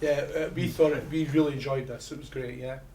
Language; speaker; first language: English; native; English